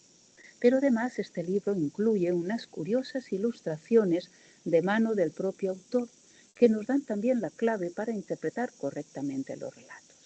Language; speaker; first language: Spanish; native; Spanish